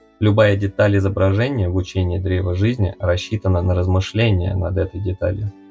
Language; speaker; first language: Russian; native; Russian